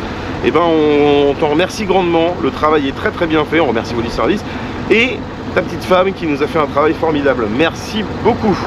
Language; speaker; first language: French; native; French